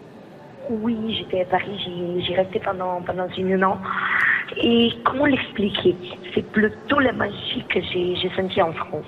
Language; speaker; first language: French; non-native, fluent; Greek